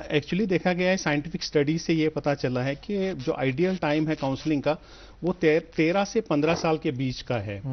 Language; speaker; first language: Hindi; non-native, local second language; Kashmiri